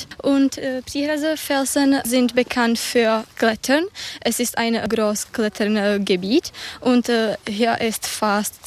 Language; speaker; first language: German; non-native, learner; Czech